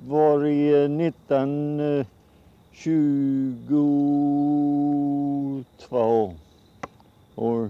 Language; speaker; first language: Swedish; early bilingual, heritage; Swedish